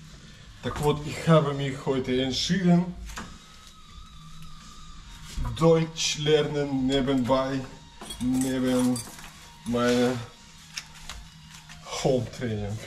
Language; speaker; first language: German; non-native, learner; Russian